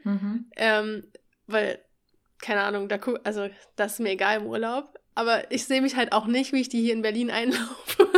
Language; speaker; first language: German; native; German